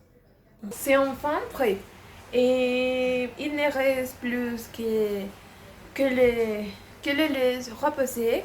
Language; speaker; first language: French; non-native, learner; Spanish